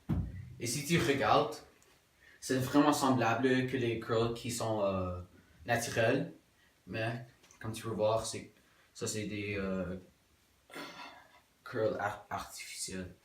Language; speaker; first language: French; non-native, local second language; English